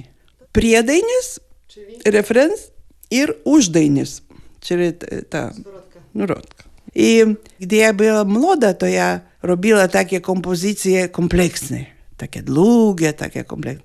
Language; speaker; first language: Polish; non-native, fluent; Lithuanian